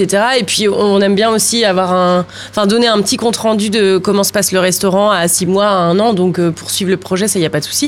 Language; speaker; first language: French; native; French